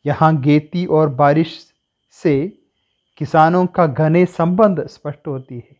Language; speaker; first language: Hindi; non-native, local second language; Malayalam